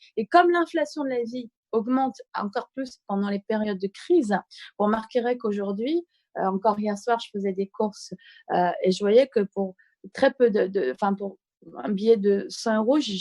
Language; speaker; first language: French; native; French